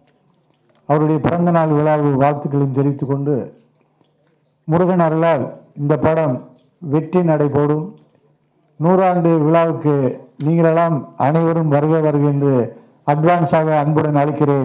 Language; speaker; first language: Tamil; native; Tamil